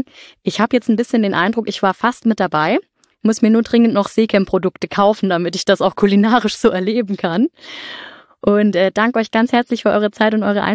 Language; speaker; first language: German; native; German